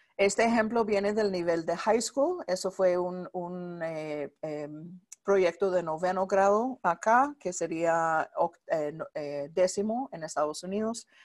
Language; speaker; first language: Spanish; non-native, fluent; English